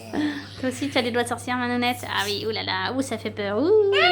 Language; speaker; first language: French; native; French